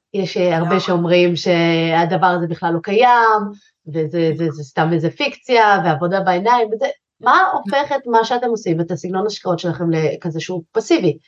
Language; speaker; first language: Hebrew; native; Hebrew